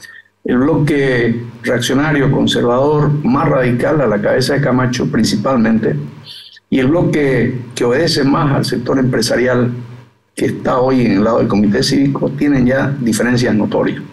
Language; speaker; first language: Spanish; native; Spanish